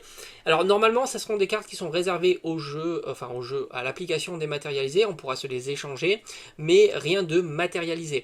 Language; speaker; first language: French; native; French